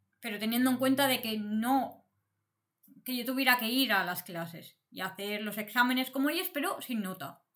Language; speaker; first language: Spanish; native; Spanish